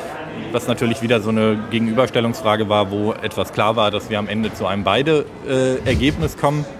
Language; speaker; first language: German; native; German